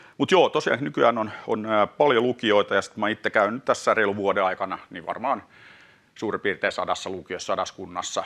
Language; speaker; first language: Finnish; non-native, local second language; Swedish